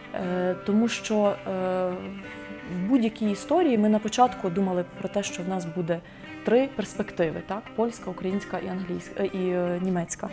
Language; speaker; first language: Ukrainian; native; Ukrainian